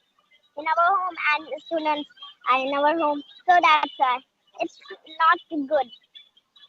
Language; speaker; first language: English; non-native, learner; Hindi